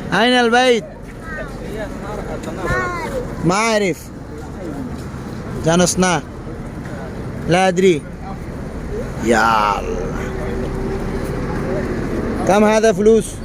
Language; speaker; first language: Arabic; non-native, learner; Bangla